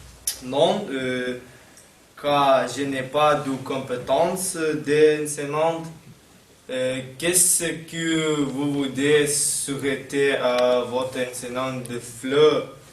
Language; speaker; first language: French; non-native, learner; Lithuanian